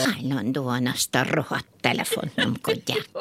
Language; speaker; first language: Hungarian; native; Hungarian